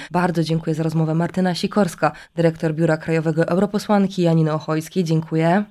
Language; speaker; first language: Polish; native; Polish